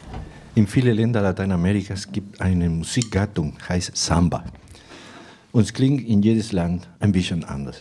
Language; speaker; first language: German; non-native, fluent; Spanish